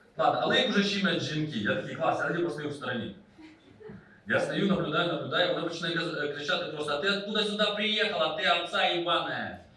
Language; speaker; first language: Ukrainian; non-native, local second language; Russian